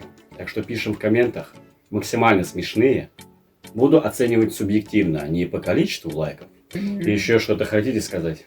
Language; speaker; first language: Russian; native; Russian